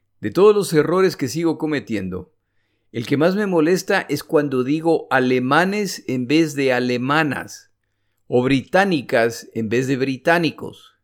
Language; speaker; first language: Spanish; native; Spanish